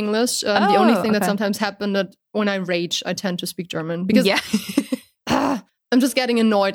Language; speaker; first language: English; non-native, fluent; German